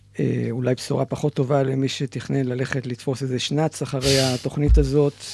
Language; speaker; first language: Hebrew; native; Hebrew